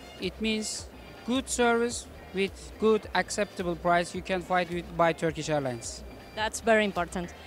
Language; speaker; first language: English; non-native, fluent; Turkish